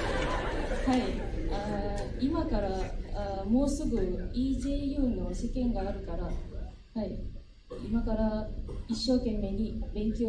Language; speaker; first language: Japanese; non-native, fluent; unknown